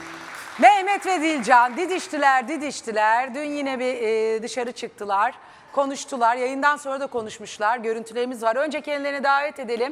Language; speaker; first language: Turkish; native; Turkish